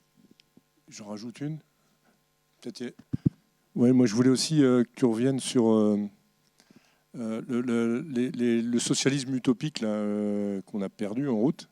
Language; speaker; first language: French; native; French